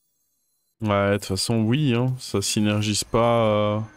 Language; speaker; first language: French; native; French